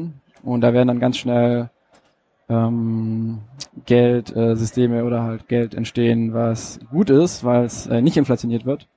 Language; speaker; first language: German; native; German